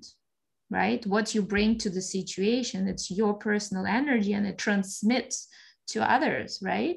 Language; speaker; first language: English; non-native, fluent; Russian